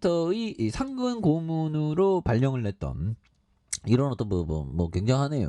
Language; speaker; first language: Korean; native; Korean